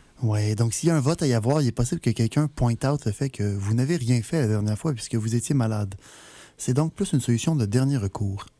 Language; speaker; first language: French; native; French